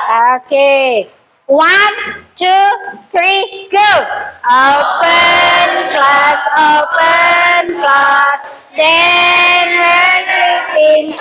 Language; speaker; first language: English; non-native, learner; Indonesian